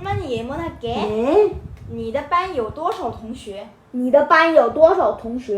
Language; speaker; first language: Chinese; non-native, learner; Korean